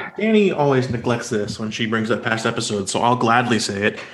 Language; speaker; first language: English; native; English